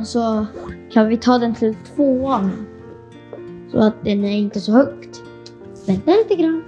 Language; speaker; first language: Swedish; non-native, fluent; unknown